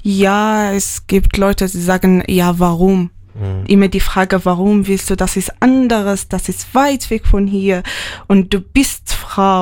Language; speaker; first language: German; non-native, learner; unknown